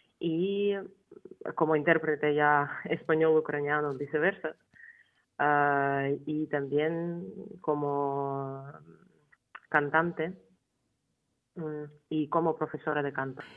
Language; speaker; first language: Spanish; non-native, fluent; Ukrainian